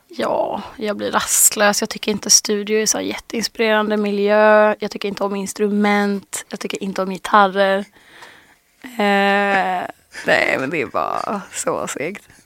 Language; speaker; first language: Swedish; native; Swedish